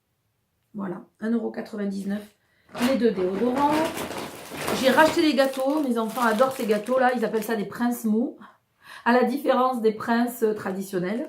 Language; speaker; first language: French; native; French